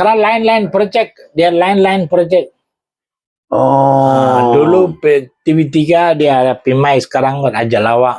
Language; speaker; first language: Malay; non-native, local second language; Tamil